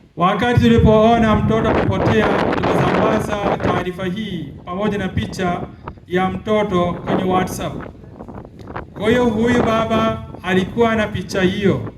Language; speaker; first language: Swahili; non-native, fluent; Malayalam